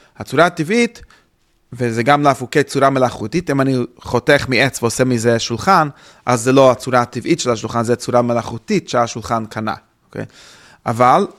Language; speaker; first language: Hebrew; non-native, fluent; English